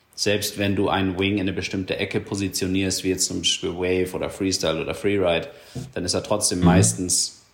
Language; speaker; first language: German; native; German